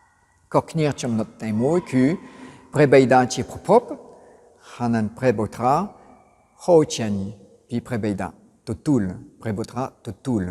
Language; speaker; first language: Khmer; non-native, fluent; French